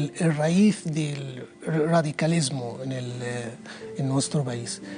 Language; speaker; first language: Spanish; non-native, learner; Arabic